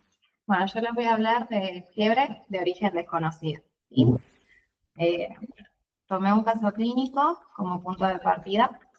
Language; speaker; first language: Spanish; native; Spanish